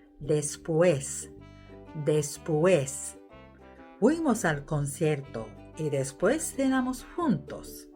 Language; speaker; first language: Spanish; non-native, fluent; Japanese